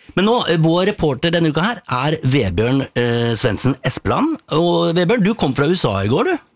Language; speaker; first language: Norwegian; native; Norwegian